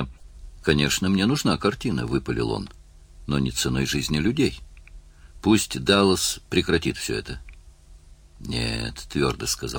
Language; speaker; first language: Russian; native; Russian